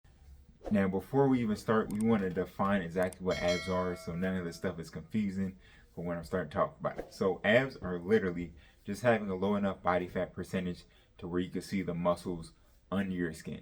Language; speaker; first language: English; native; English